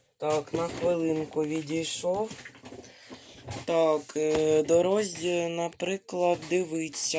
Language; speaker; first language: Ukrainian; non-native, local second language; Russian